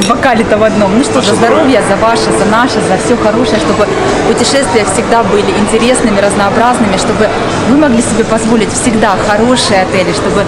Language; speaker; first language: Russian; native; Russian